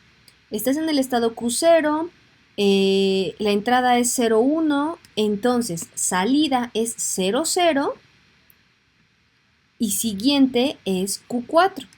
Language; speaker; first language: Spanish; native; Spanish